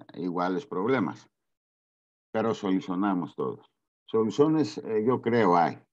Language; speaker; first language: Spanish; non-native, learner; Greek